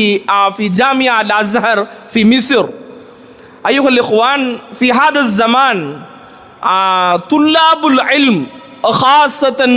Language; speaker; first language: Arabic; non-native, fluent; Tamil